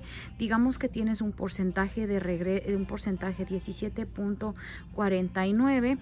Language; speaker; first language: Spanish; native; Spanish